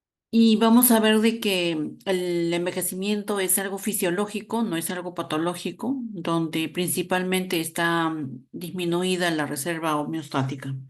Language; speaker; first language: Spanish; native; Spanish